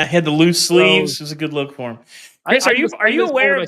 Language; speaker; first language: English; native; English